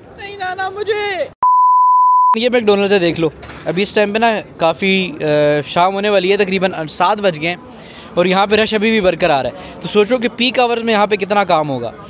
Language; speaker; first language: Hindi; non-native, local second language; Punjabi